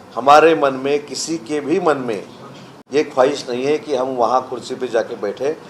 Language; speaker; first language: Hindi; non-native, local second language; Marathi